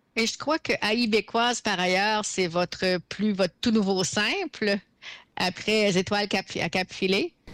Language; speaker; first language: French; native; French